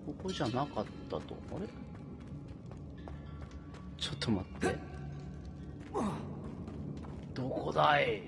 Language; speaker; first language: Japanese; native; Japanese